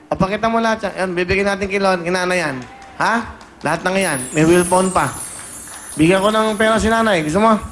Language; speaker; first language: Filipino; native; Filipino